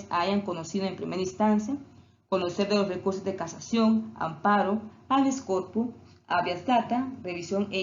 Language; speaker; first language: Spanish; native; Spanish